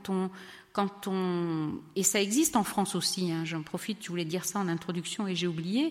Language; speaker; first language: French; native; French